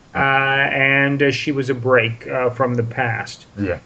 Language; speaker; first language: English; native; English